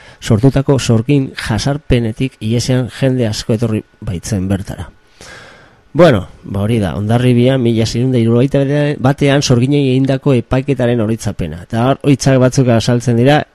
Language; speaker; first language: Basque; native; Basque